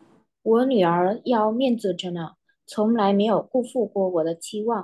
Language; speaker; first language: Chinese; non-native, learner; Vietnamese